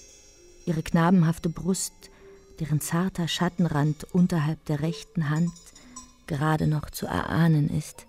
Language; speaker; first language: German; native; German